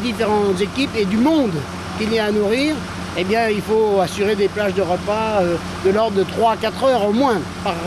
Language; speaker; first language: French; native; French